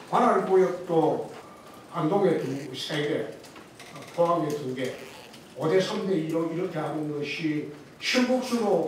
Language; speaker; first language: Korean; native; Korean